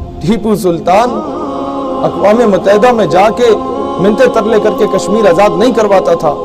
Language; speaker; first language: Urdu; non-native, local second language; Punjabi